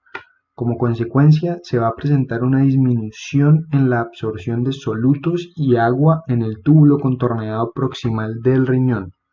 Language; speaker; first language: Spanish; native; Spanish